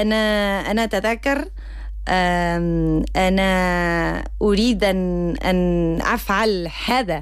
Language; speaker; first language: Arabic; non-native, learner; Spanish